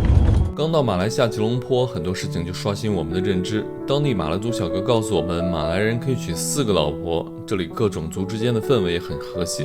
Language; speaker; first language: Chinese; native; Chinese